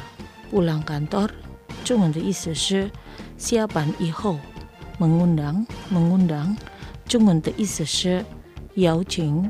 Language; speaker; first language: Chinese; early bilingual, heritage; Chinese